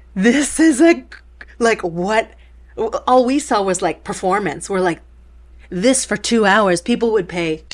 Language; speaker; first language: English; early bilingual, other home language; Spanish